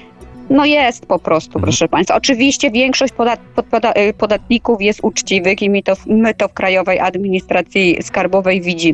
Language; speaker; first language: Polish; native; Polish